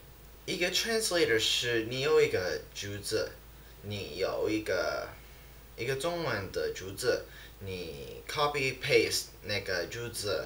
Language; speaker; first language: Chinese; non-native, learner; English